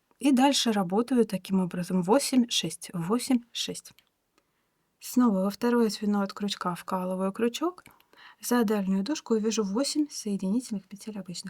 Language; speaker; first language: Russian; native; Russian